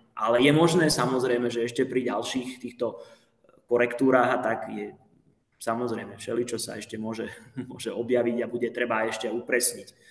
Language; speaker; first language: Slovak; non-native, fluent; Finnish